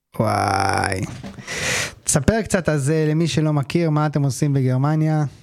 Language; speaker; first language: Hebrew; native; Hebrew